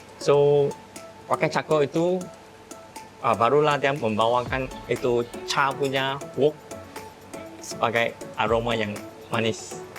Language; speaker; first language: Malay; non-native, local second language; Min Nan Chinese